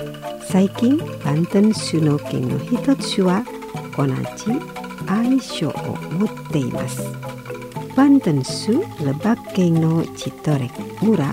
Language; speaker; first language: Japanese; non-native, fluent; Indonesian